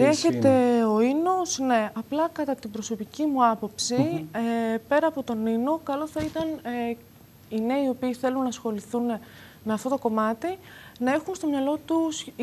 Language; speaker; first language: Greek; native; Greek